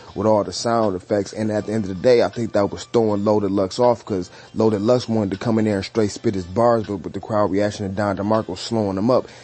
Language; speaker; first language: English; native; English